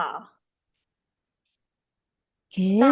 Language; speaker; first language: English; non-native, learner; Vietnamese